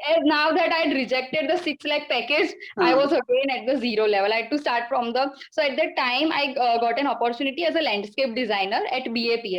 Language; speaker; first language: English; non-native, local second language; Gujarati